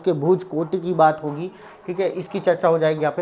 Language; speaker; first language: Hindi; native; Hindi